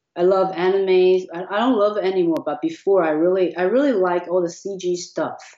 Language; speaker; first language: English; non-native, fluent; Chinese